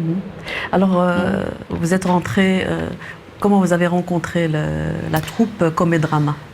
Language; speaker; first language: French; native; French